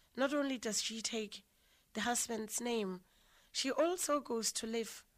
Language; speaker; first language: English; non-native, local second language; Southern Sotho